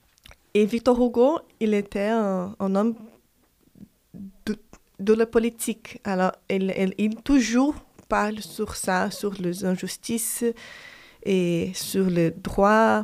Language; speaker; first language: French; non-native, fluent; Portuguese